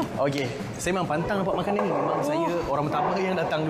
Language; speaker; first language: Malay; native; Malay